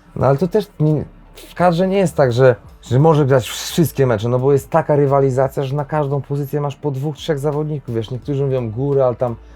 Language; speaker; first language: Polish; native; Polish